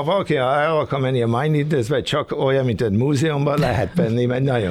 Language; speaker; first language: Hungarian; early bilingual, other home language; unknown